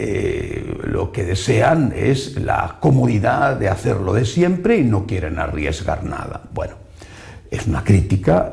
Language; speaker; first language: Spanish; native; Spanish